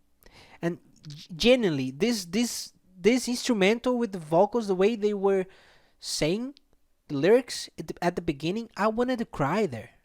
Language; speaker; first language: English; non-native, fluent; Portuguese